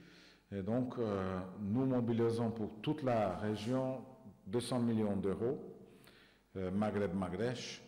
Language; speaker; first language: French; non-native, fluent; Hungarian